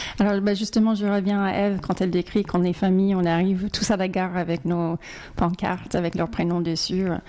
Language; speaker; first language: French; non-native, fluent; English